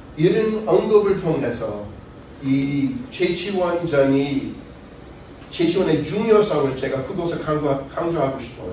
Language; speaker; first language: Korean; non-native, fluent; English